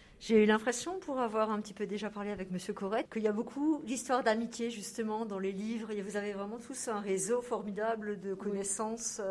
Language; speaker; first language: French; native; French